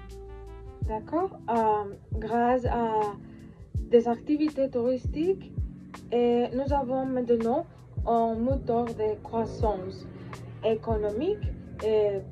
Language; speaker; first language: French; non-native, learner; Spanish